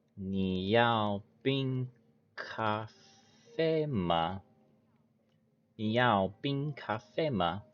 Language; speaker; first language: Chinese; non-native, learner; English